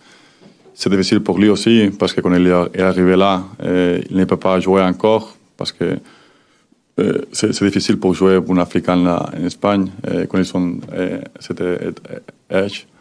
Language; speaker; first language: French; non-native, learner; Spanish